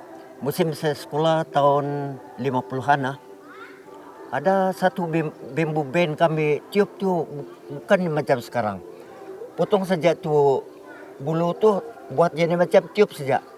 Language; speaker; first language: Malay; non-native, local second language; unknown